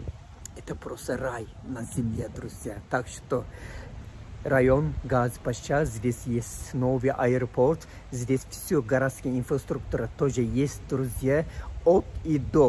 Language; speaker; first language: Russian; non-native, fluent; Turkish